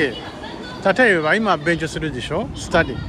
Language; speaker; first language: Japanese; non-native, learner; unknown